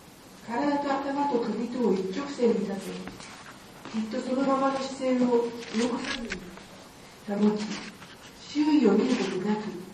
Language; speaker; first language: Japanese; native; Japanese